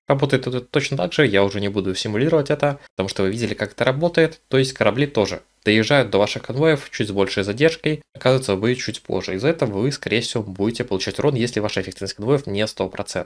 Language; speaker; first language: Russian; native; Russian